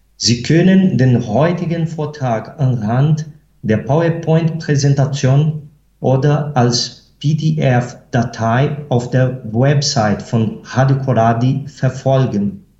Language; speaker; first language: German; non-native, fluent; Portuguese